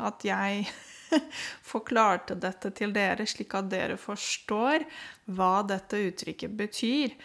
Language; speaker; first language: Norwegian; non-native, fluent; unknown